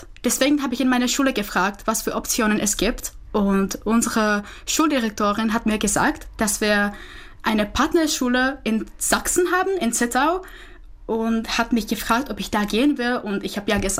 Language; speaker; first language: German; non-native, fluent; Czech